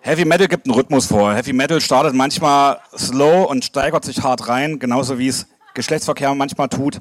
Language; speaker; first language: German; native; German